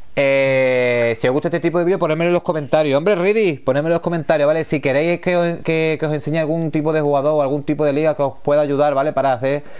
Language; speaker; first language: Spanish; native; Spanish